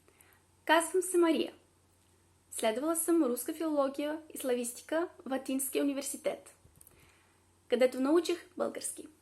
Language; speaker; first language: Bulgarian; non-native, fluent; Greek